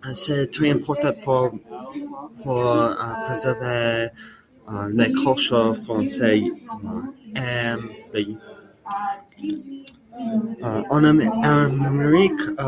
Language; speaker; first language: French; non-native, learner; English